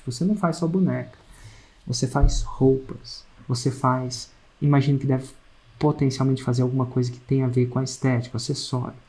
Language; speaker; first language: Portuguese; native; Portuguese